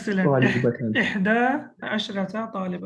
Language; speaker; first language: Arabic; non-native, fluent; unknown